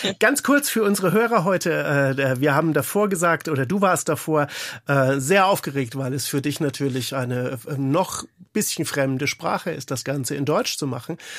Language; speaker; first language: German; native; German